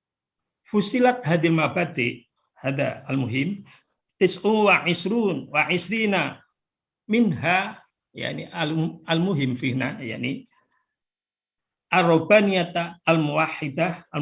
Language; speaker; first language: Arabic; non-native, fluent; Indonesian